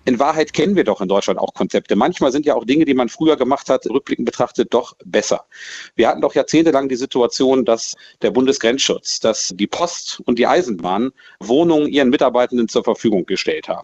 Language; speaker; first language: German; native; German